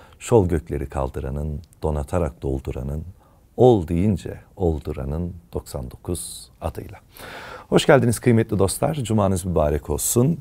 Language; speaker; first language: Turkish; native; Turkish